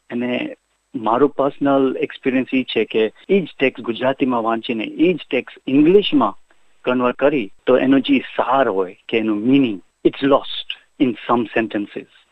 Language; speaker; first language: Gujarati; early bilingual, heritage; Gujarati